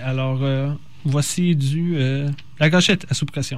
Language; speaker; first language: French; native; French